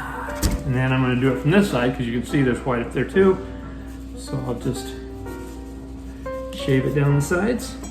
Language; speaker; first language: English; native; English